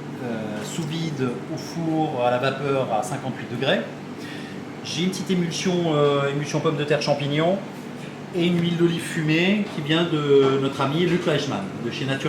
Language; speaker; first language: French; native; French